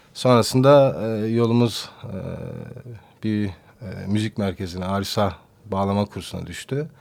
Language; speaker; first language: Turkish; non-native, local second language; Kurdish